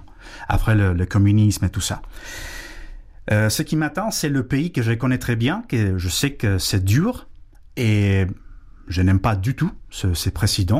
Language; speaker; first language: French; non-native, fluent; Spanish